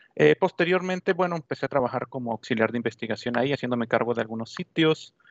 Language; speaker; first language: Spanish; native; Spanish